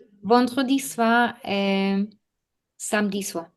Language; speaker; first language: French; non-native, learner; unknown